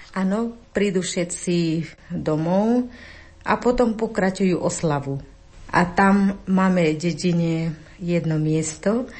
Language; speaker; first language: Slovak; non-native, learner; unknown